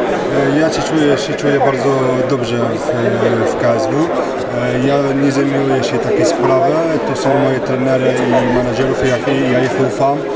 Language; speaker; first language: Polish; non-native, fluent; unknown